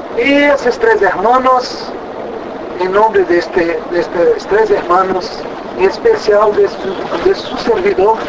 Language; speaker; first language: Spanish; non-native, learner; Portuguese